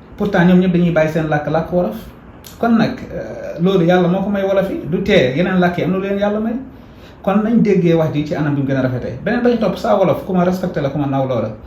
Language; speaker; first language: Wolof; non-native, local second language; Fula